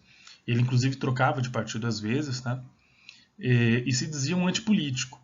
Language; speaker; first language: Portuguese; native; Portuguese